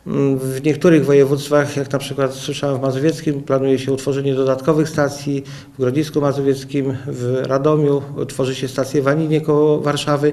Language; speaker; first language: Polish; native; Polish